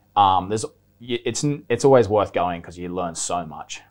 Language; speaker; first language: English; native; English